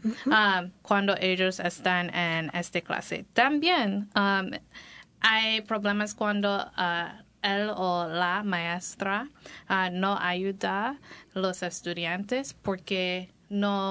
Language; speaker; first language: Spanish; non-native, learner; English